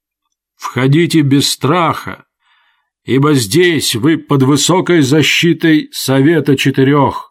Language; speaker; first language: Russian; native; Russian